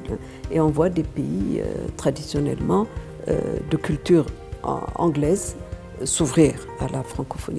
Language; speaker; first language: French; non-native, fluent; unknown